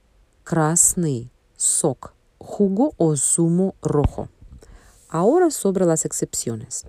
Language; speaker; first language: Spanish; non-native, fluent; Russian